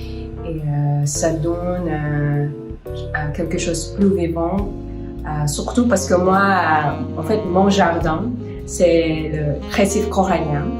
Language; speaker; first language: French; non-native, fluent; Filipino